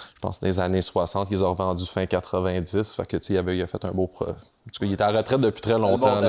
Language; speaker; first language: French; native; French